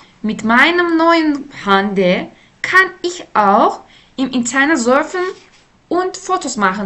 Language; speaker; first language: German; non-native, fluent; Turkish